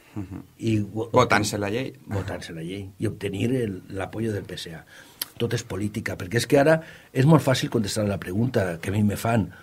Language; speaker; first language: Catalan; native; Catalan